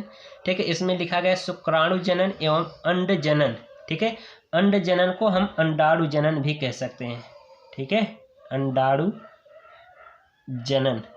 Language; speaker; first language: Hindi; native; Hindi